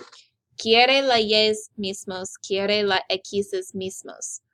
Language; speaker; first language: Spanish; non-native, learner; English